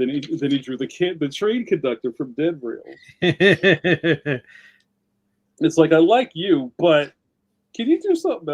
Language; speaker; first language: English; native; English